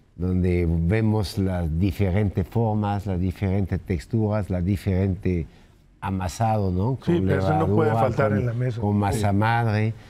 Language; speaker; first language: Spanish; non-native, fluent; French